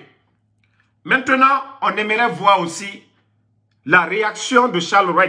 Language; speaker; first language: French; non-native, local second language; Susu